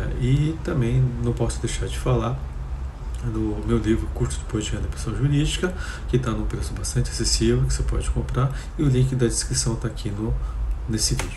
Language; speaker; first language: Portuguese; native; Portuguese